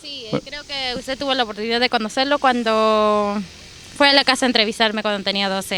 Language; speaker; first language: Spanish; native; Spanish